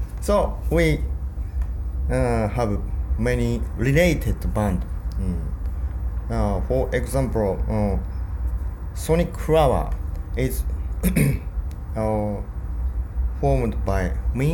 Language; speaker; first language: English; non-native, learner; Japanese